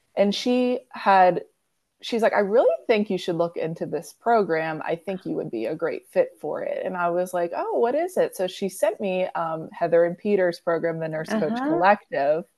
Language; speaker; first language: English; native; English